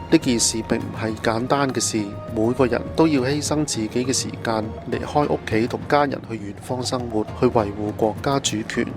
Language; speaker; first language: Cantonese; non-native, fluent; Thai